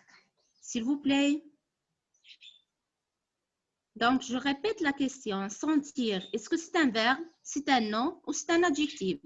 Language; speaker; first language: French; non-native, local second language; Arabic